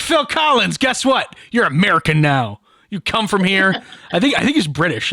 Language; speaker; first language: English; native; English